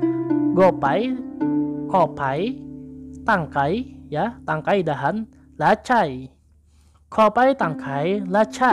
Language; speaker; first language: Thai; non-native, learner; Indonesian